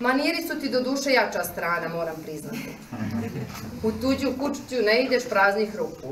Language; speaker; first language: Croatian; native; Croatian